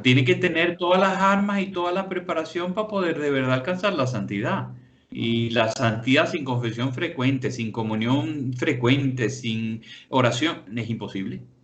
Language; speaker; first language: Spanish; native; Spanish